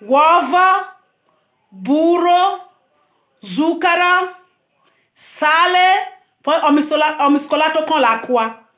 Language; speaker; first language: Italian; non-native, learner; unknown